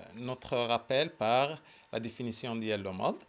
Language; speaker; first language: French; non-native, local second language; Arabic